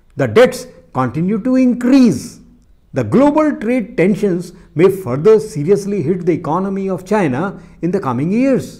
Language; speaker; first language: English; non-native, local second language; Hindi